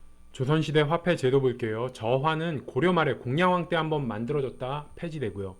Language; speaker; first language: Korean; native; Korean